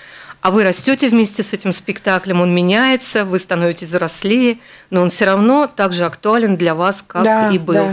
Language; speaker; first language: Russian; native; Russian